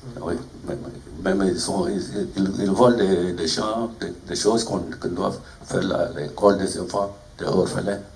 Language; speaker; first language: French; non-native, fluent; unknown